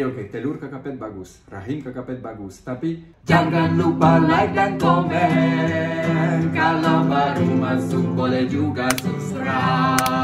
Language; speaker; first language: Indonesian; non-native, fluent; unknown